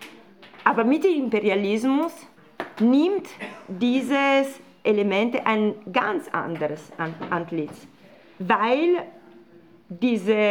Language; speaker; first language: German; non-native, fluent; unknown